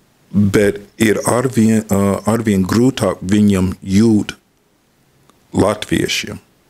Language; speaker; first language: Latvian; non-native, fluent; English